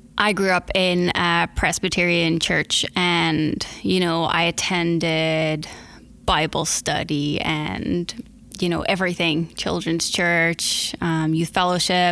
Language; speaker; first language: English; native; English